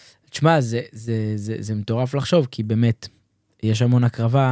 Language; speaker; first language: Hebrew; native; Hebrew